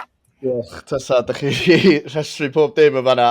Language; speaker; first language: Welsh; native; Welsh